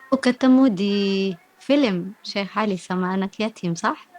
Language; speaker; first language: Indonesian; non-native, learner; Arabic